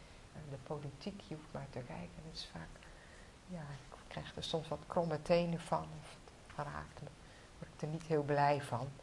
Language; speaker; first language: Dutch; native; Dutch